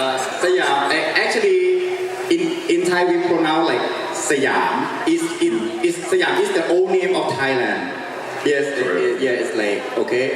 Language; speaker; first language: English; non-native, fluent; Thai